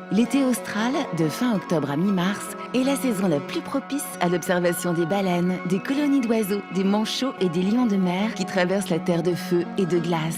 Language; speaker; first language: French; native; French